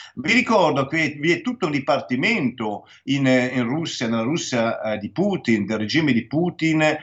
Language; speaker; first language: Italian; native; Italian